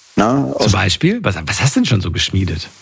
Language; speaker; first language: German; native; German